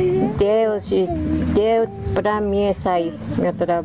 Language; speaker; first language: Portuguese; non-native, local second language; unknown